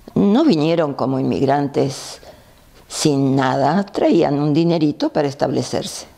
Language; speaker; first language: Spanish; native; Spanish